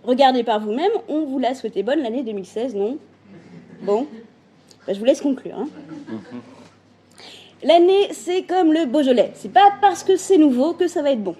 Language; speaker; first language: French; native; French